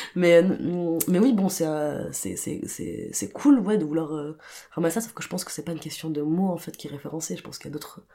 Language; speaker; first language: French; non-native, local second language; Arabic